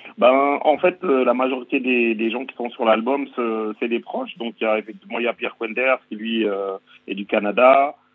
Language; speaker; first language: French; native; French